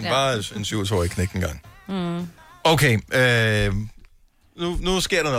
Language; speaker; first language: Danish; native; Danish